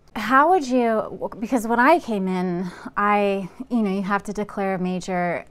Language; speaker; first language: English; native; English